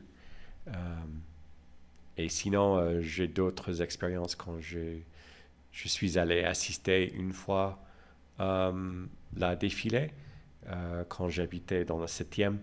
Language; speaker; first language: French; non-native, fluent; English